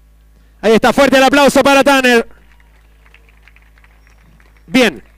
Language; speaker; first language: Spanish; native; Spanish